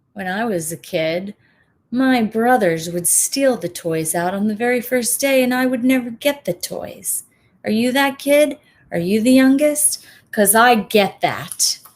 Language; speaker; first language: English; native; English